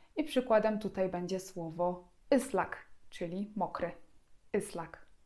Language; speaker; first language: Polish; native; Polish